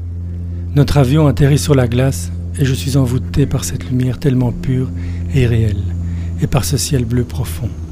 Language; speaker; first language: French; native; French